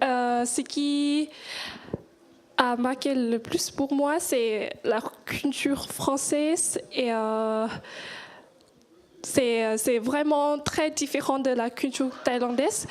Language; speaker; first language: French; non-native, learner; Thai